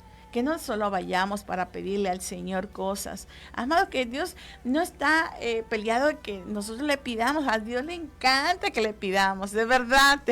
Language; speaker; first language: Spanish; native; Spanish